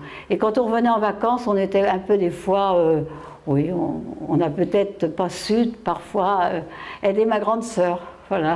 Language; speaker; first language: French; native; French